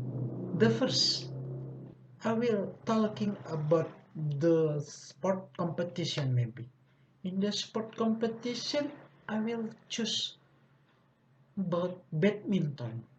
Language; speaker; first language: English; non-native, learner; Indonesian